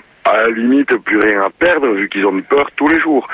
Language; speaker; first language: French; native; French